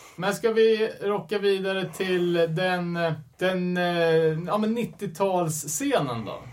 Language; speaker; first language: Swedish; native; Swedish